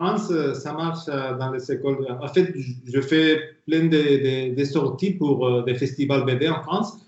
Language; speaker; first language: French; non-native, fluent; Spanish